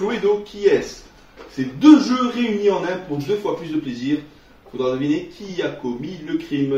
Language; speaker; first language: French; native; French